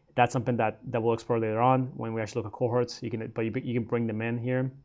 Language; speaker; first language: English; native; English